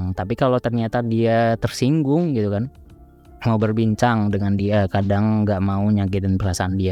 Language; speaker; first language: Indonesian; native; Indonesian